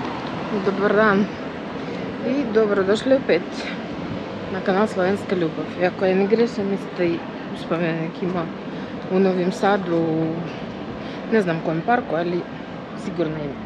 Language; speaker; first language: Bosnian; non-native, fluent; Russian